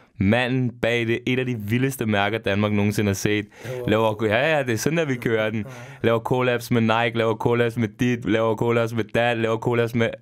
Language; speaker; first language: Danish; early bilingual, other home language; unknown